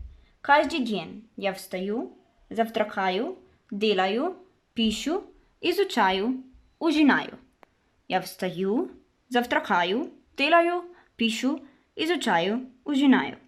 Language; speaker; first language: Russian; non-native, learner; Slovenian